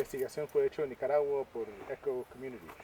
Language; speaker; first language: Spanish; native; Spanish